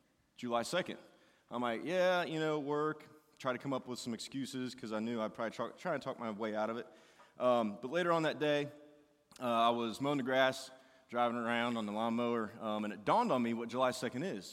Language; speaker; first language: English; native; English